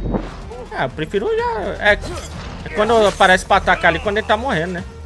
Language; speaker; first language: Portuguese; native; Portuguese